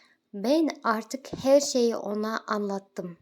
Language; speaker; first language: Turkish; non-native, fluent; Kazakh